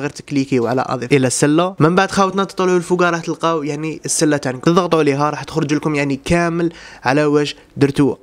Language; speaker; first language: Arabic; native; Arabic